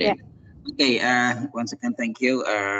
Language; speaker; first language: English; non-native, fluent; Indonesian